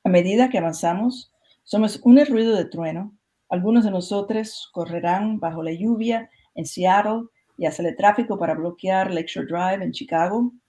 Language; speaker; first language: Spanish; early bilingual, other home language; English